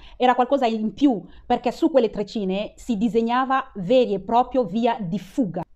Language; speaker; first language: Italian; non-native, fluent; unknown